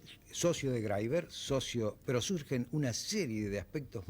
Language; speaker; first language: Spanish; native; Spanish